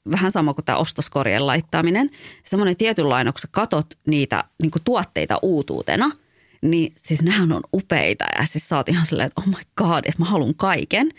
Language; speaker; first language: Finnish; early bilingual, other home language; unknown